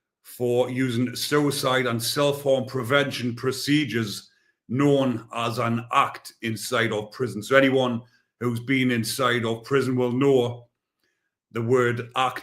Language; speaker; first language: English; native; English